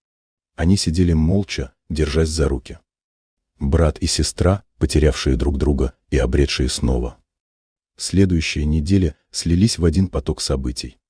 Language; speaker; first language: Russian; native; Russian